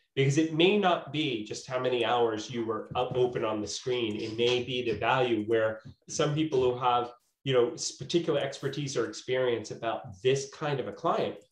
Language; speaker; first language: English; native; English